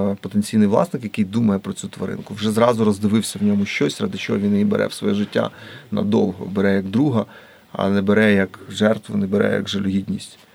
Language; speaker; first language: Ukrainian; native; Ukrainian